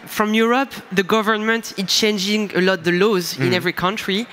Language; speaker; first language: English; non-native, fluent; French